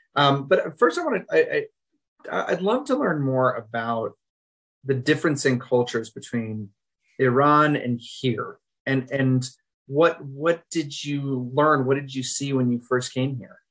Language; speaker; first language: English; early bilingual, other home language; Spanish